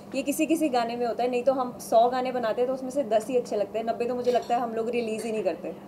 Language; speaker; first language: Hindi; non-native, local second language; Punjabi